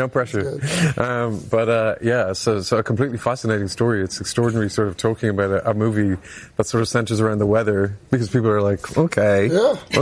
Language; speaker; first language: English; native; English